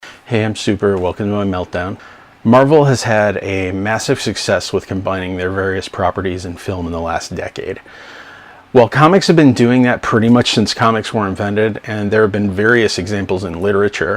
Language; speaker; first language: English; native; English